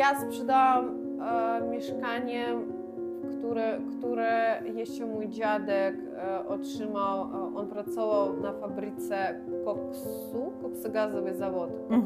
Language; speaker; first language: Polish; non-native, fluent; Russian